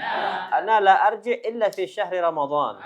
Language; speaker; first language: Arabic; non-native, fluent; Indonesian